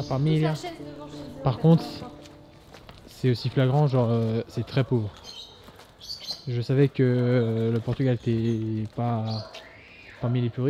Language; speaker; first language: French; native; French